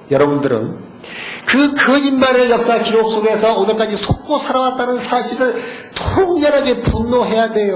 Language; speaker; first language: Korean; native; Korean